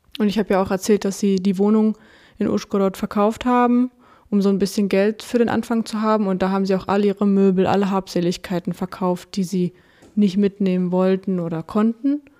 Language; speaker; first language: German; early bilingual, other home language; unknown